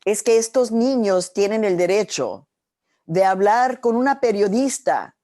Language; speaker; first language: Spanish; early bilingual, heritage; Spanish